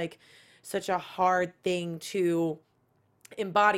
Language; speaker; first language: English; native; English